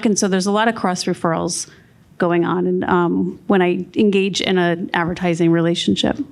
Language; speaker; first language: English; native; English